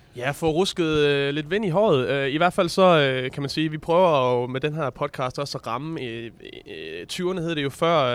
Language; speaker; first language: Danish; native; Danish